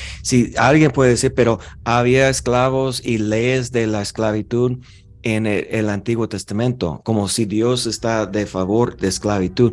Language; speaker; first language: Spanish; non-native, fluent; English